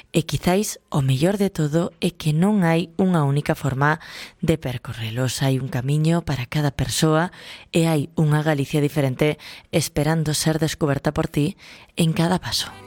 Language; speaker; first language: Galician; native; Galician